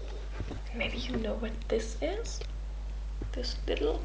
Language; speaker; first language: English; non-native, fluent; German